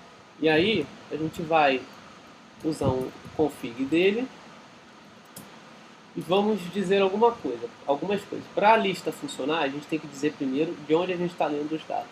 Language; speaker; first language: Portuguese; native; Portuguese